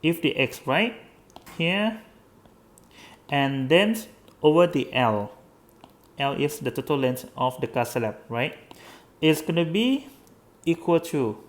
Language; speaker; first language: English; non-native, fluent; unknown